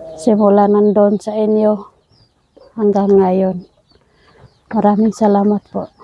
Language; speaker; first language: Filipino; non-native, local second language; Cebuano